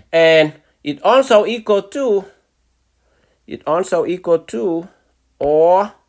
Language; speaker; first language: English; non-native, fluent; Vietnamese